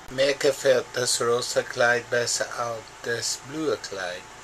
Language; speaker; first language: German; non-native, learner; English